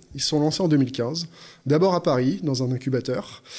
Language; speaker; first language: French; native; French